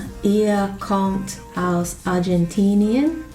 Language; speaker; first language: German; non-native, learner; English